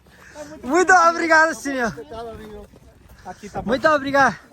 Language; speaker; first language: Portuguese; non-native, learner; Nepali